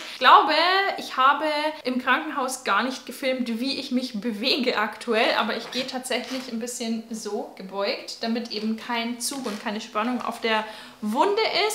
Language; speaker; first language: German; native; German